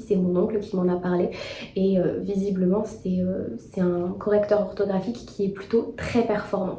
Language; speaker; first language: French; native; French